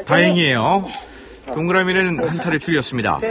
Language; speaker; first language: Korean; native; Korean